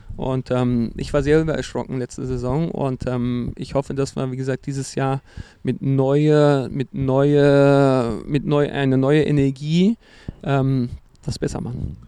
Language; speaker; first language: German; non-native, fluent; Portuguese